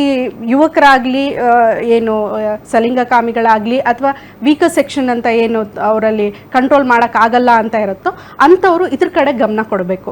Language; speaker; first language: Kannada; native; Kannada